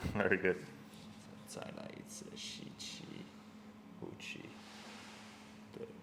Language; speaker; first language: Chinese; non-native, fluent; English